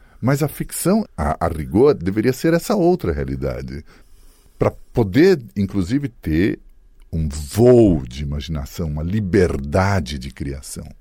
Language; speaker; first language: Portuguese; early bilingual, other home language; Italian